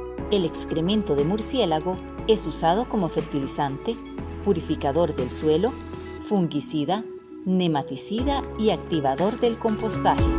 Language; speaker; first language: Spanish; native; Spanish